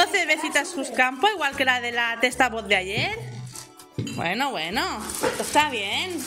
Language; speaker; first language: Spanish; native; Spanish